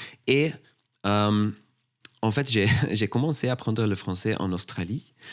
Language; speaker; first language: French; non-native, fluent; Swedish